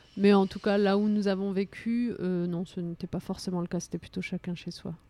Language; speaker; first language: French; early bilingual, other home language; Riffian